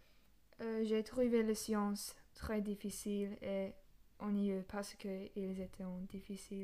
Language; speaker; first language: French; non-native, learner; English